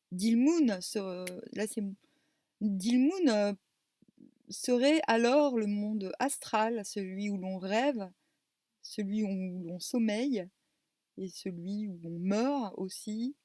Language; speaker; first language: French; native; French